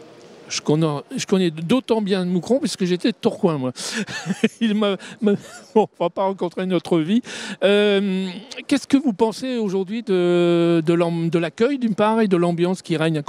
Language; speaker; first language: French; native; French